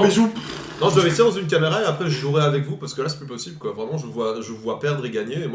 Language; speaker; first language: French; native; French